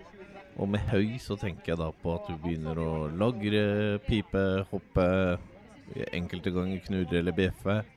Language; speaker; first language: Norwegian; native; Norwegian